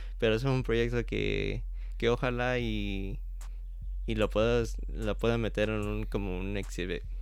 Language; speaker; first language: Spanish; early bilingual, heritage; Spanish